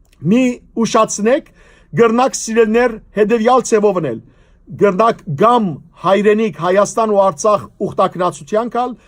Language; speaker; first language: Armenian; native; Armenian